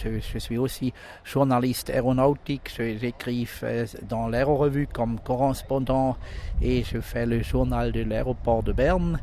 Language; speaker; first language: French; non-native, local second language; German